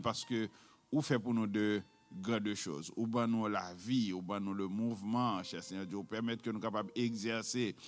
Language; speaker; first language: French; non-native, local second language; Haitian Creole